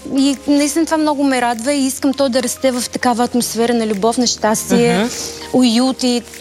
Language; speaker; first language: Bulgarian; early bilingual, heritage; Bulgarian